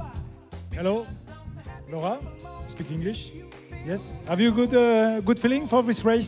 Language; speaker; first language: English; non-native, learner; French